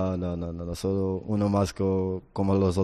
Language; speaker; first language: Spanish; non-native, fluent; Portuguese